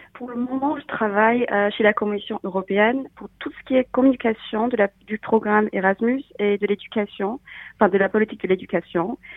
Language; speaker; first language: French; non-native, fluent; English